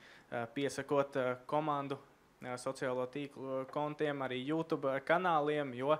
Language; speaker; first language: Latvian; native; Latvian